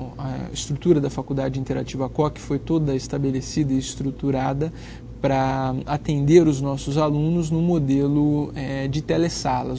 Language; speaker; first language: Portuguese; native; Portuguese